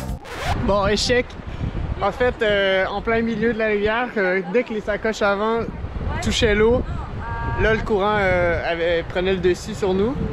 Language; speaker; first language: French; native; French